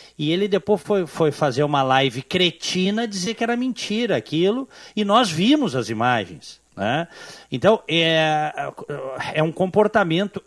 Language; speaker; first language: Portuguese; native; Portuguese